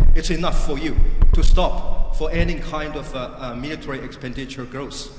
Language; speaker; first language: English; non-native, fluent; Chinese